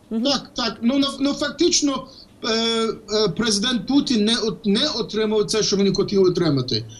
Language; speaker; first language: Ukrainian; early bilingual, heritage; Ukrainian